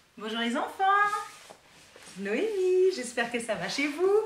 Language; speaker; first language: French; native; French